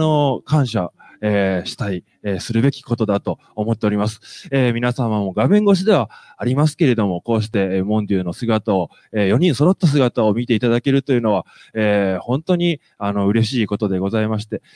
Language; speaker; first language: Japanese; native; Japanese